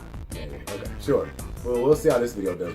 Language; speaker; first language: English; native; English